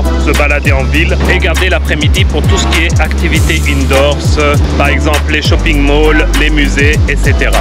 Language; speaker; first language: French; native; French